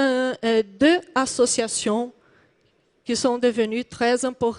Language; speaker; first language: French; non-native, learner; Portuguese